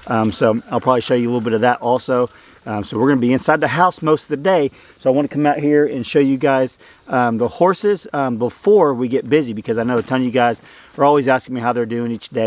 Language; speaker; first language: English; native; English